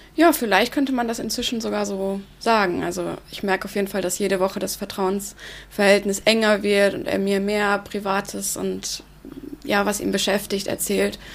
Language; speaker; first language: German; early bilingual, other home language; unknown